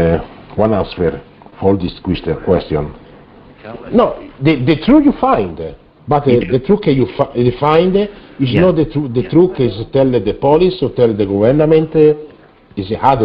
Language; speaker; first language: English; non-native, learner; Italian